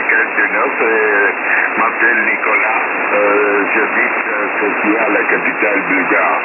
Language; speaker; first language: French; non-native, learner; Bulgarian